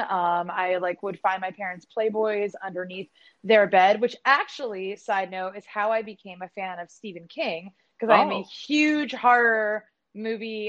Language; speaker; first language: English; native; English